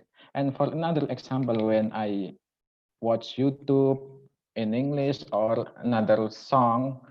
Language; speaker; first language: English; non-native, local second language; Indonesian